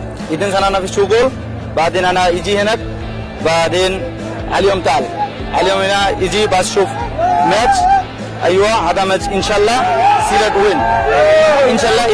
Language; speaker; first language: Arabic; non-native, learner; Bangla